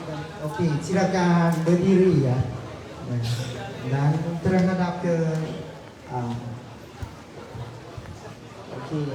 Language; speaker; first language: Indonesian; non-native, learner; Thai